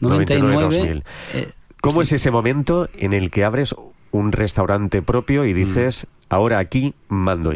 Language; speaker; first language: Spanish; non-native, local second language; Catalan